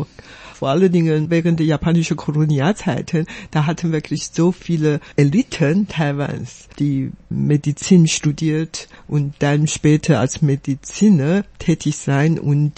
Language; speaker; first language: German; non-native, fluent; Chinese